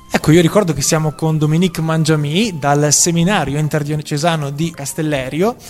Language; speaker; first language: Italian; native; Italian